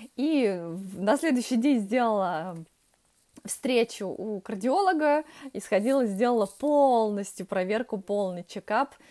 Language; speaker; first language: Russian; early bilingual, heritage; Russian